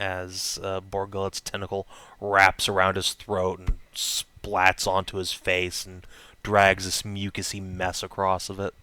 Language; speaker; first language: English; native; English